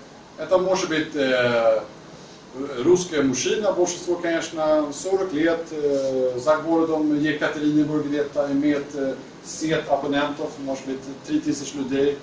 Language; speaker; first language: Russian; non-native, learner; Swedish